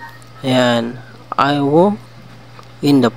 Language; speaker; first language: English; non-native, local second language; Filipino